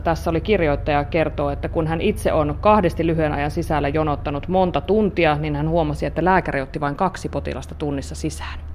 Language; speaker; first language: Finnish; native; Finnish